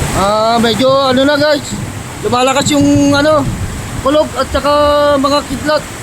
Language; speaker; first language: Filipino; non-native, local second language; Iloko